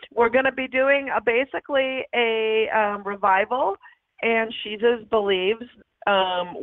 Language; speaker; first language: English; native; English